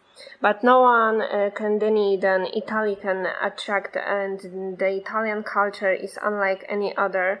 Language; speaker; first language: English; non-native, fluent; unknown